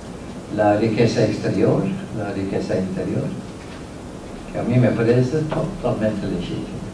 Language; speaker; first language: Spanish; non-native, fluent; Norwegian